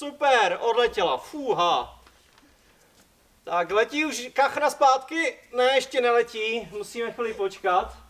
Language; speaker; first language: Czech; native; Czech